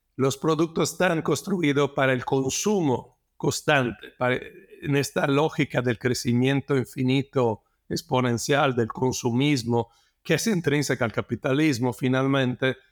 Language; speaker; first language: Spanish; non-native, fluent; Italian